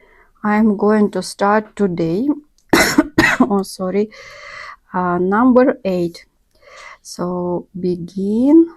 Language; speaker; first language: English; non-native, learner; Russian